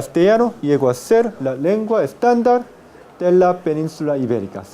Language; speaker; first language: Spanish; non-native, fluent; Korean